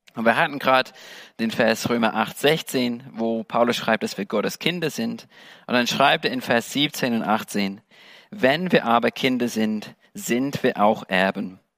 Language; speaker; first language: German; non-native, fluent; English